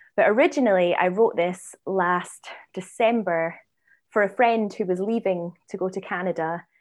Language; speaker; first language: English; native; English